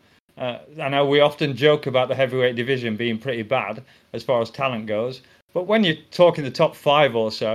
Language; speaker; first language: English; native; English